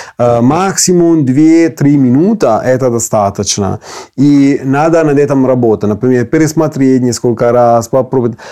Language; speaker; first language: Russian; non-native, fluent; Italian